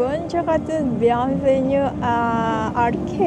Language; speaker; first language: French; non-native, learner; Indonesian